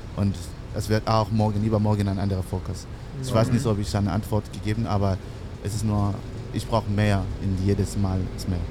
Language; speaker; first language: German; non-native, learner; English